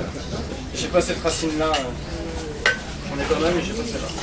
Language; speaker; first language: French; non-native, fluent; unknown